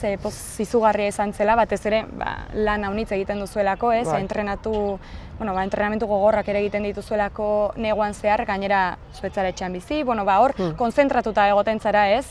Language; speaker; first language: Basque; native; Basque